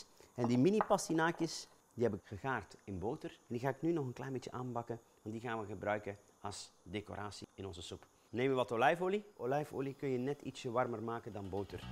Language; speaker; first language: Dutch; native; Dutch